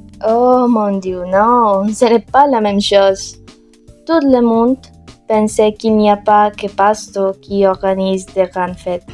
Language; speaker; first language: French; non-native, learner; Spanish